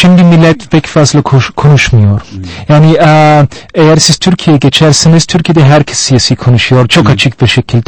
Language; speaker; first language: Turkish; non-native, fluent; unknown